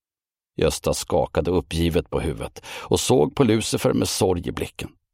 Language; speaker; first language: Swedish; native; Swedish